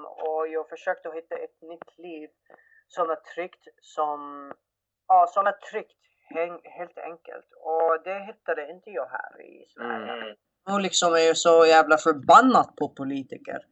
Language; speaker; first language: Swedish; non-native, fluent; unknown